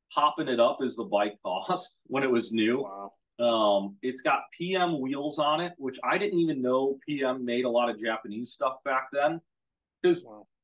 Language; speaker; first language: English; native; English